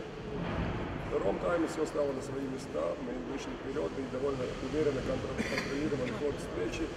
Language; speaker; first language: Russian; native; Russian